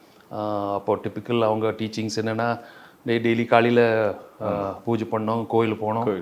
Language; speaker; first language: Tamil; non-native, local second language; Telugu